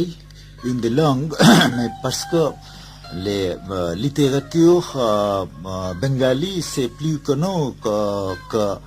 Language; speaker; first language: French; non-native, fluent; Bangla